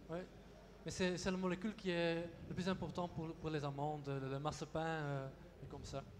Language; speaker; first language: French; non-native, local second language; Dutch